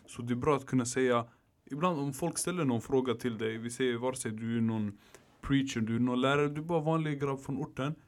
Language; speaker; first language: Swedish; early bilingual, other home language; Arabic